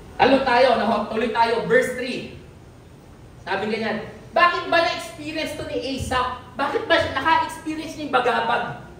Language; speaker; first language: Filipino; native; Filipino